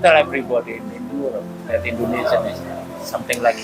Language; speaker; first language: English; non-native, learner; Indonesian